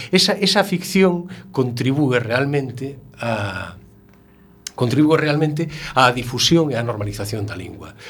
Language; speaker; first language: Galician; native; Galician